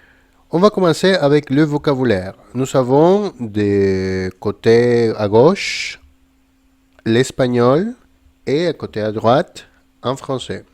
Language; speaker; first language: French; non-native, fluent; Spanish